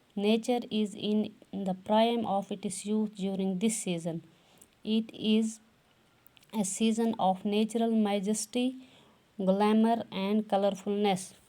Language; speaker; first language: English; non-native, local second language; Kashmiri